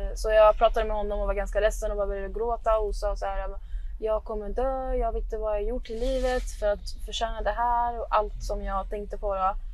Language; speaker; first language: Swedish; non-native, fluent; Arabic